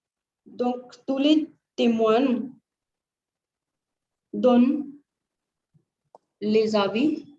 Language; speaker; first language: French; non-native, fluent; Hindi